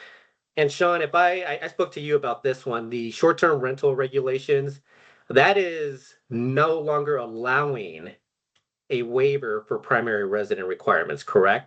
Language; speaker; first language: English; native; English